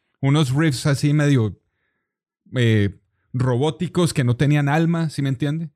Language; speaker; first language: Spanish; native; Spanish